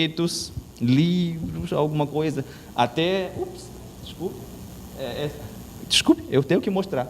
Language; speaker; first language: Portuguese; non-native, learner; Chinese